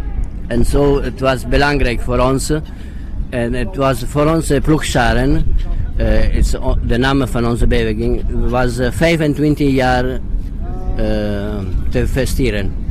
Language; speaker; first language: Dutch; non-native, learner; Italian